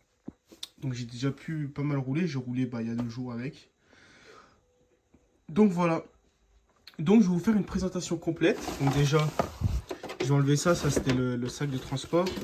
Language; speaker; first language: French; native; French